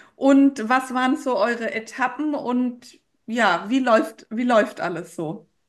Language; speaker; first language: German; native; German